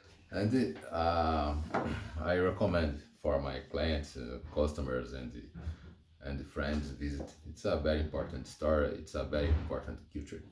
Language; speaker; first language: English; non-native, learner; Portuguese